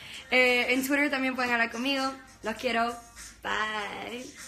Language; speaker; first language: Spanish; early bilingual, heritage; Spanish